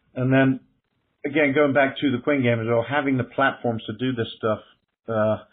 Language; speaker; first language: English; native; English